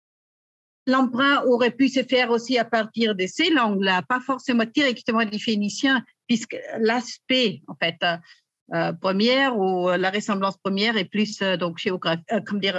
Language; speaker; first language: French; native; French